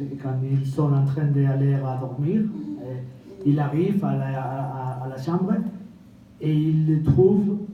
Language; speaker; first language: French; non-native, fluent; Spanish